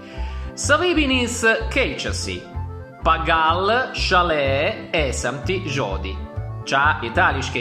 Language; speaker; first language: Lithuanian; non-native, fluent; Italian